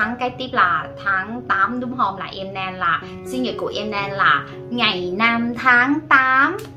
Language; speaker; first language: Vietnamese; non-native, learner; Thai